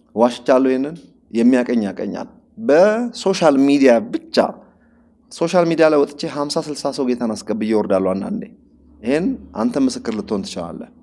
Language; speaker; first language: Amharic; non-native, local second language; Oromo